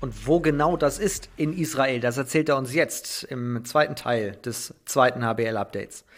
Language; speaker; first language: German; native; German